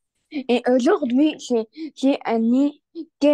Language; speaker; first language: French; non-native, learner; Arabic